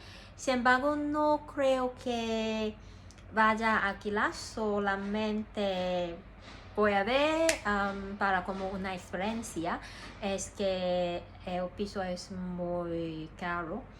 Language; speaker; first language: Spanish; non-native, learner; Cantonese